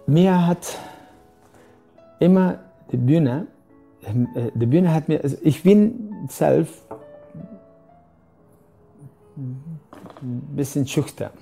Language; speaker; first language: German; non-native, fluent; Spanish